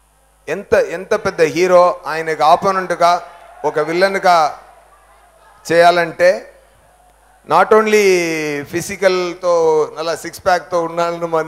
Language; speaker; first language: Telugu; non-native, fluent; Tamil